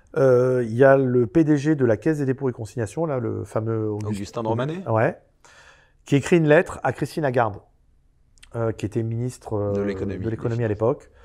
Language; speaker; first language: French; native; French